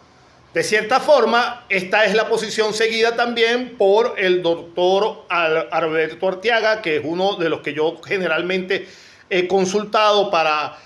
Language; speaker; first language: Spanish; native; Spanish